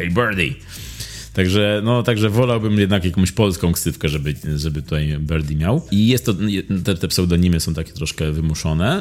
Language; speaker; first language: Polish; native; Polish